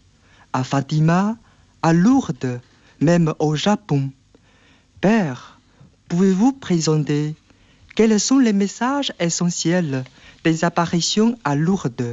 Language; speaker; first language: French; non-native, fluent; Chinese